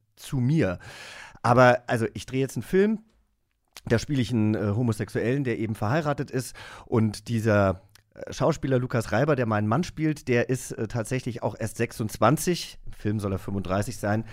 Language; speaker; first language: German; native; German